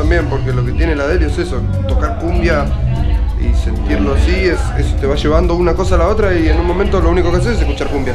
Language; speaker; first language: Spanish; native; Spanish